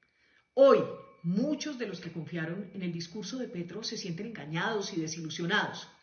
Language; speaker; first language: Spanish; native; Spanish